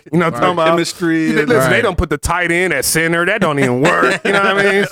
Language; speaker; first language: English; native; English